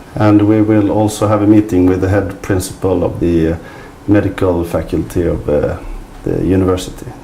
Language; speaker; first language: English; non-native, fluent; Swedish